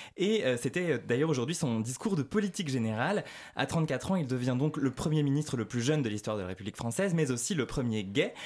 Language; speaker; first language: French; native; French